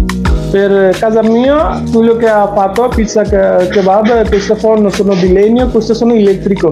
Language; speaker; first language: Italian; non-native, learner; Bangla